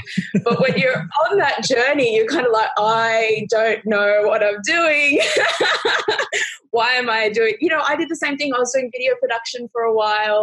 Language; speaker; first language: English; native; English